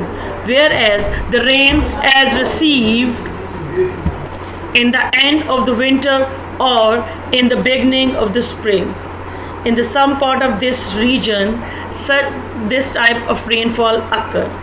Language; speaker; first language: English; non-native, local second language; Urdu